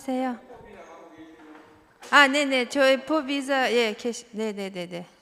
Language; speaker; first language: Korean; non-native, learner; Russian